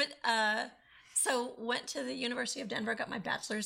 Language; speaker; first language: English; native; English